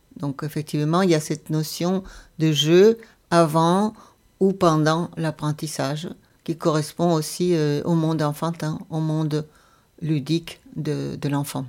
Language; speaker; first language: French; non-native, fluent; Spanish